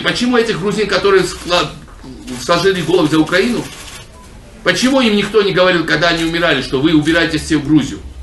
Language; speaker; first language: Russian; non-native, local second language; Georgian